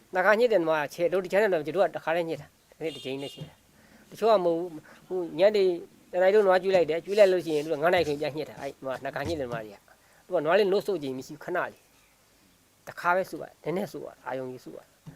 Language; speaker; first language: Burmese; native; Burmese